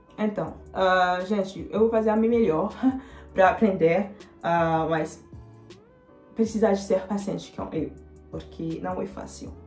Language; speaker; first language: Portuguese; non-native, learner; French